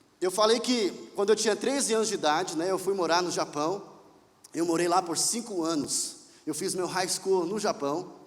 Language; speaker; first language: Portuguese; native; Portuguese